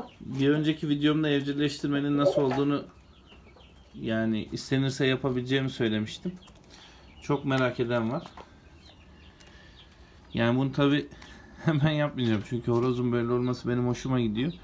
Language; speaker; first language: Turkish; native; Turkish